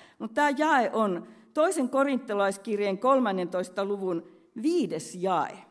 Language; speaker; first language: Finnish; native; Finnish